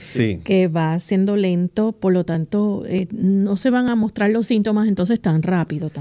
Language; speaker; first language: Spanish; native; Spanish